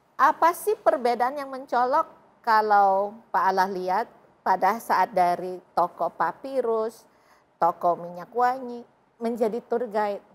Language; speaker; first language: Indonesian; native; Indonesian